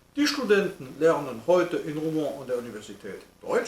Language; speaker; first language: German; non-native, fluent; French